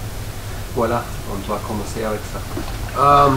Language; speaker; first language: French; non-native, fluent; German